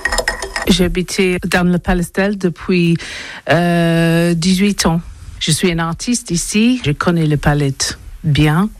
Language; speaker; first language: French; non-native, learner; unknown